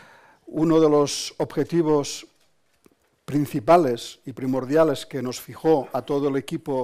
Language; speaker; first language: Spanish; native; Spanish